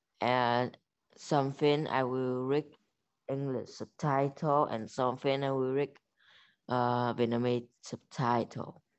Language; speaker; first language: English; non-native, learner; Vietnamese